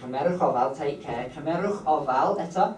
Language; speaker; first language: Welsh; native; Welsh